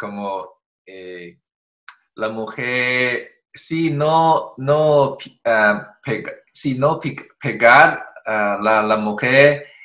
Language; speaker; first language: Spanish; non-native, learner; Chinese